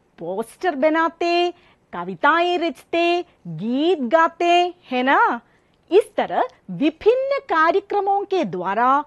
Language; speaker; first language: Hindi; non-native, local second language; Malayalam